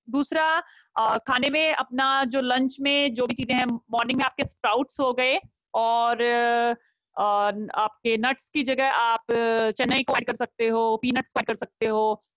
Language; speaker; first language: Hindi; native; Hindi